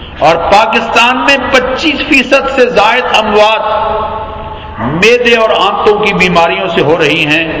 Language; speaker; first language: Urdu; non-native, local second language; Punjabi